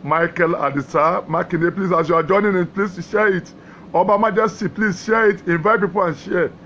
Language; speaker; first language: English; non-native, local second language; Yoruba